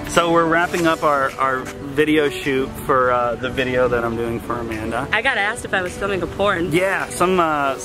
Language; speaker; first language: English; native; English